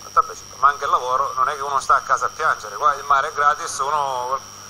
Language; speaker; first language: Italian; native; Italian